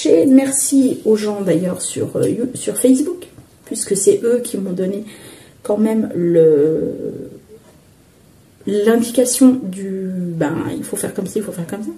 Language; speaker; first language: French; native; French